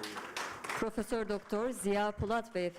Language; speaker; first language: Turkish; native; Turkish